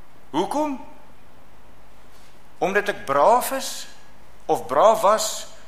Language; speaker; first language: English; non-native, local second language; Afrikaans